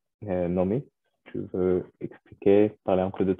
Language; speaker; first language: French; non-native, fluent; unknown